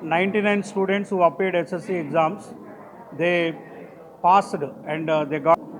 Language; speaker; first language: English; non-native, local second language; Telugu